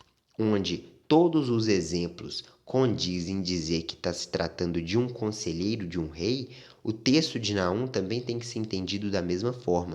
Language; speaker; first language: Portuguese; native; Portuguese